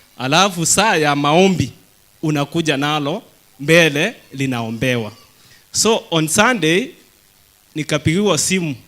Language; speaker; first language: Swahili; non-native, local second language; Gusii